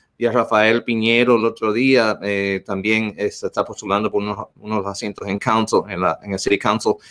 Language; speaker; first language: Spanish; early bilingual, heritage; Spanish